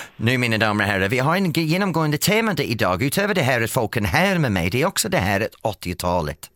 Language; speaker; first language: Swedish; non-native, fluent; English